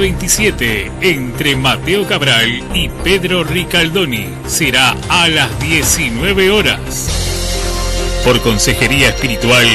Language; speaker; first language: Spanish; native; Spanish